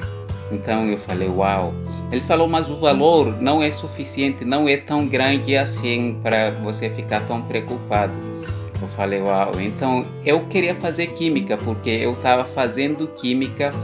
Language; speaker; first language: Portuguese; non-native, local second language; Upper Guinea Crioulo